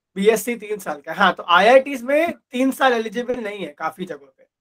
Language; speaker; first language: Hindi; non-native, local second language; Gujarati